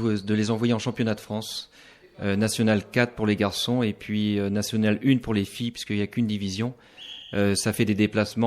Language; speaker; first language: French; native; French